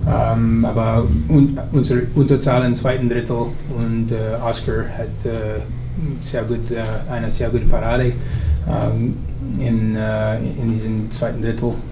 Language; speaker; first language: German; non-native, learner; English